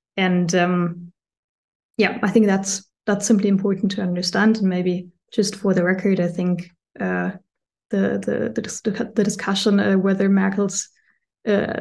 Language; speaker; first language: English; non-native, fluent; German